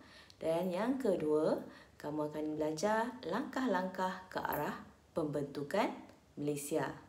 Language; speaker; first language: Malay; native; Malay